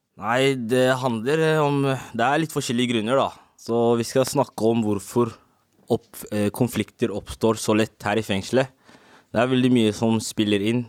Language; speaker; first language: Norwegian; native; Norwegian